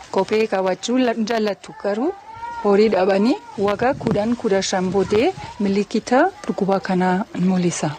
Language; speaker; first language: Oromo; non-native, fluent; German